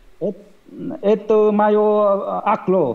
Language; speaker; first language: Russian; non-native, learner; Vietnamese